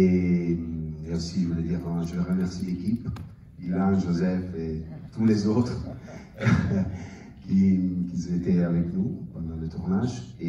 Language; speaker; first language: French; non-native, learner; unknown